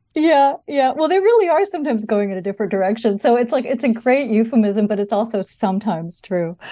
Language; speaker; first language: English; native; English